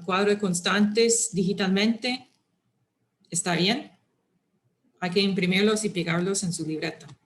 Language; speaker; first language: Spanish; non-native, fluent; English